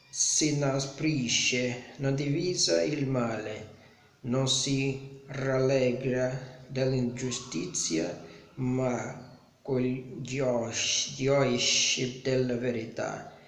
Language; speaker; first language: Italian; non-native, learner; Portuguese